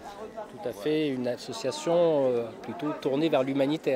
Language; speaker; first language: French; native; French